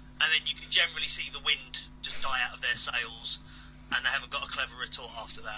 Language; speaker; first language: English; native; English